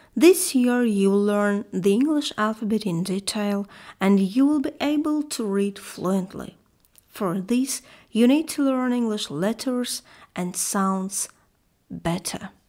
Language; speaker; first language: English; non-native, fluent; Azerbaijani